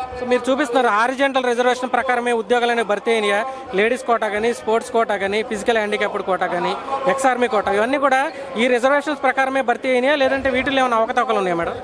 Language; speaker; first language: Telugu; native; Telugu